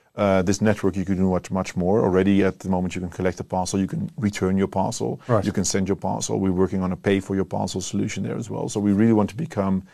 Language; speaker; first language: English; non-native, fluent; Dutch